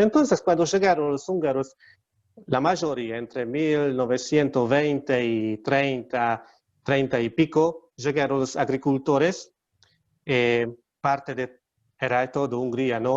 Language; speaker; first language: Spanish; non-native, learner; Hungarian